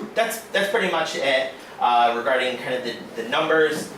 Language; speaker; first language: English; native; English